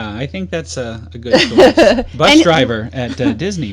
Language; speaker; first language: English; native; English